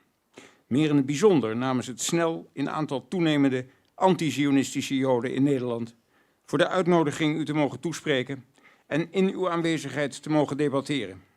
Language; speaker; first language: Dutch; native; Dutch